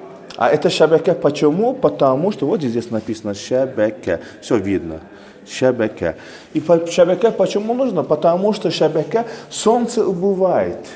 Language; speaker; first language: Russian; non-native, local second language; Azerbaijani